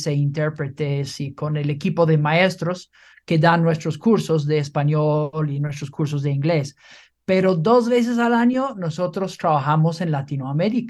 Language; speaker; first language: Spanish; non-native, fluent; English